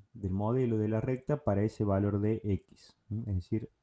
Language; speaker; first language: Spanish; native; Spanish